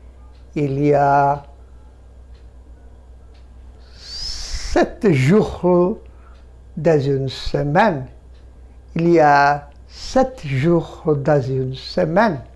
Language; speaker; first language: French; non-native, fluent; Bangla